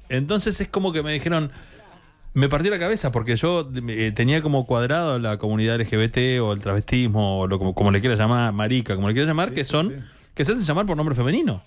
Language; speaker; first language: Spanish; native; Spanish